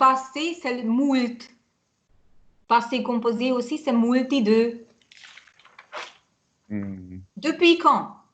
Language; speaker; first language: French; non-native, fluent; Hungarian